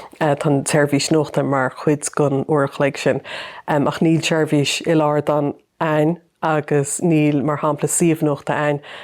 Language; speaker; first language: Irish; native; Irish